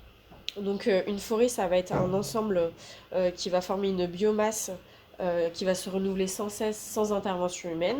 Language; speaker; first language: French; non-native, fluent; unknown